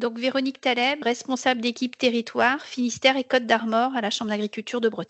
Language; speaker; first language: French; native; French